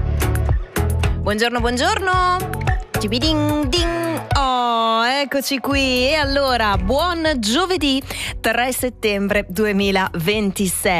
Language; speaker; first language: Italian; native; Italian